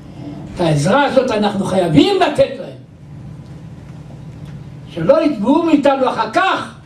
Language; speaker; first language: Hebrew; non-native, local second language; Yiddish